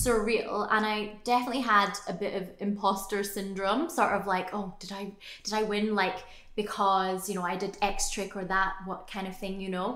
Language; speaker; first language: English; native; English